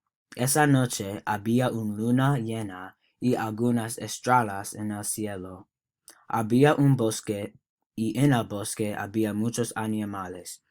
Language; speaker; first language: Spanish; non-native, learner; English